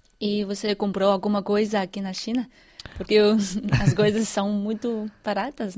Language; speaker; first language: Portuguese; non-native, fluent; Chinese